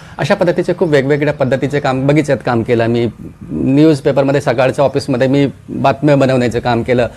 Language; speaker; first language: Marathi; non-native, local second language; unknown